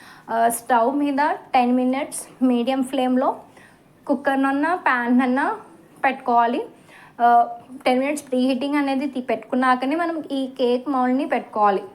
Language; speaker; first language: Telugu; native; Telugu